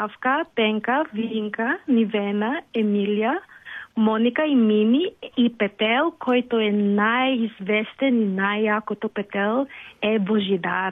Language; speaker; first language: Bulgarian; non-native, learner; Filipino